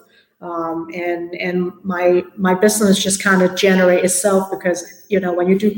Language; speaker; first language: English; non-native, local second language; Cantonese